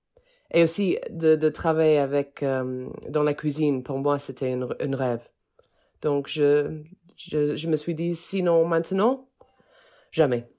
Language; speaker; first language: French; non-native, fluent; English